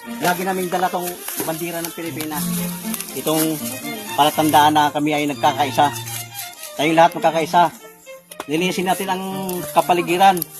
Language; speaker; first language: Filipino; non-native, local second language; Cebuano